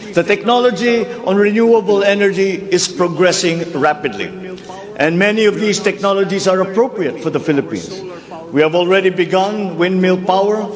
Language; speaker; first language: English; non-native, local second language; Filipino